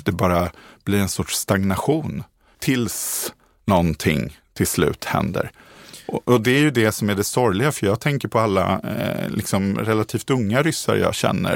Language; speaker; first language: Swedish; native; Swedish